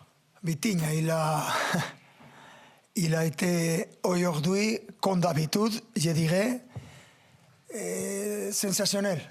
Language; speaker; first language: French; non-native, fluent; Spanish